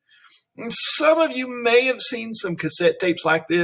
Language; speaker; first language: English; native; English